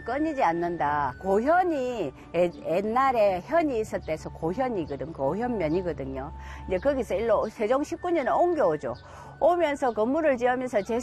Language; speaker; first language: Korean; native; Korean